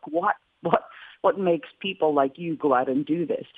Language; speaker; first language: English; native; English